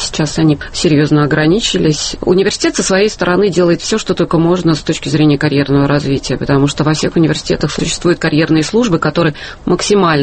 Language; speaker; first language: Russian; native; Russian